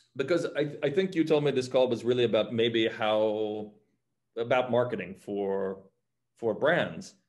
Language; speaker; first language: English; native; English